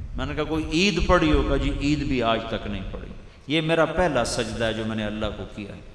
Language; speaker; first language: Urdu; non-native, local second language; Punjabi